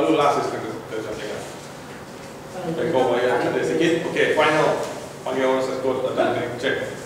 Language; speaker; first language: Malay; non-native, local second language; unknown